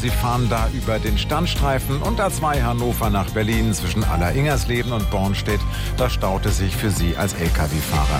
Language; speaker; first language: German; native; German